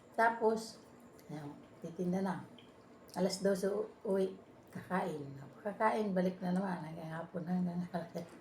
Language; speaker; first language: Filipino; non-native, local second language; Bikol